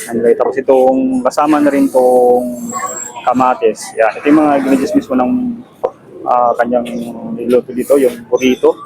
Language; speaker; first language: Filipino; native; Filipino